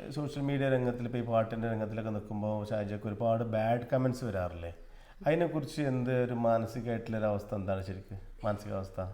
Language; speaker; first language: Malayalam; native; Malayalam